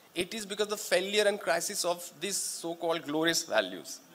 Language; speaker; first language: English; non-native, local second language; Marathi